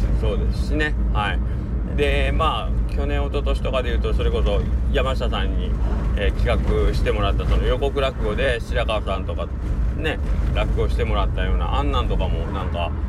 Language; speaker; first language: Japanese; native; Japanese